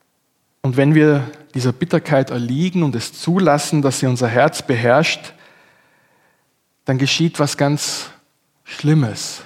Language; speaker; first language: German; native; German